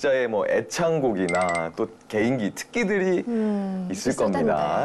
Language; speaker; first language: Korean; native; Korean